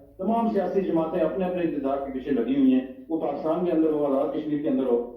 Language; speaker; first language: Urdu; non-native, local second language; Pahari-Potwari